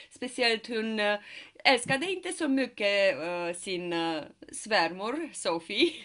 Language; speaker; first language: Swedish; non-native, fluent; Romanian